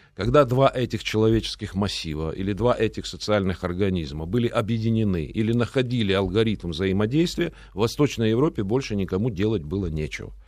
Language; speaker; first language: Russian; native; Russian